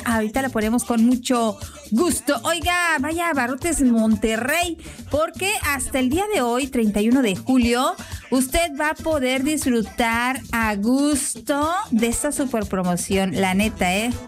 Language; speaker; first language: Spanish; native; Spanish